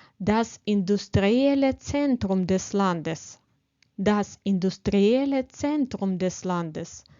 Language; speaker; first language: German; non-native, fluent; Ukrainian